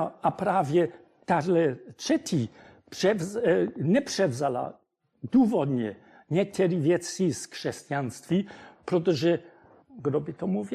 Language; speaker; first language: Czech; non-native, fluent; German